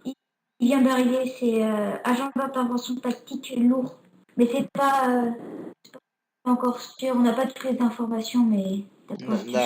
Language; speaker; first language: French; native; French